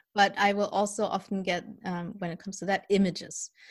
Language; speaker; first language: English; early bilingual, other home language; German